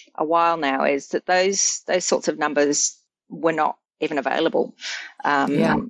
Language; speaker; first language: English; native; English